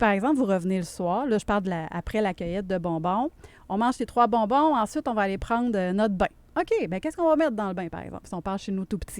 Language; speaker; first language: French; native; French